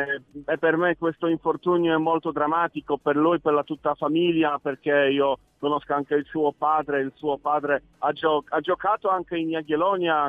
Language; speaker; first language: Italian; non-native, learner; Polish